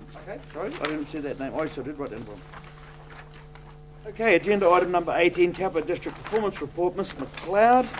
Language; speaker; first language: English; native; English